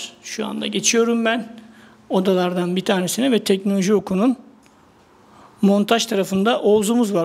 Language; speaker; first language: Turkish; native; Turkish